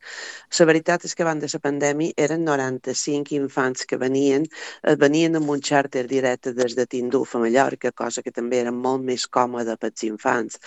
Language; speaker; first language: Catalan; native; Catalan